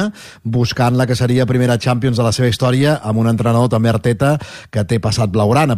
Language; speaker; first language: Catalan; native; Catalan